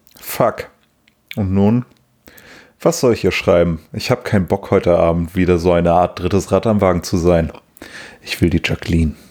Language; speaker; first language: German; native; German